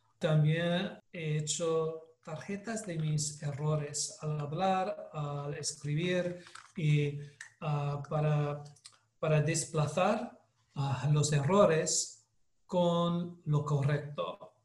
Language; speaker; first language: Spanish; non-native, learner; English